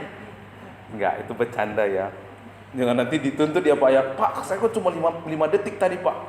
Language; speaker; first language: Indonesian; native; Indonesian